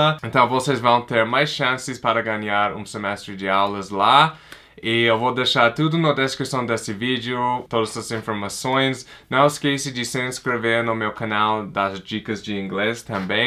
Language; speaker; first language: Portuguese; non-native, fluent; English